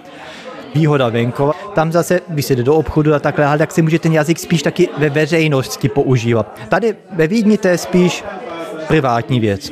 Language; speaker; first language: Czech; early bilingual, heritage; Czech